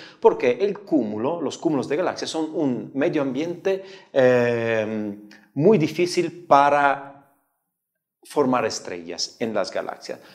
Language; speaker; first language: Spanish; non-native, fluent; Italian